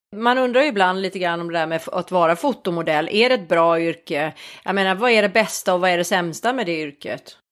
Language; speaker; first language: Swedish; native; Swedish